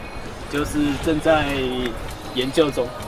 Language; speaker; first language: Chinese; native; Chinese